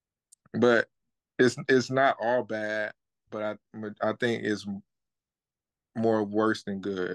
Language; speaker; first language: English; native; English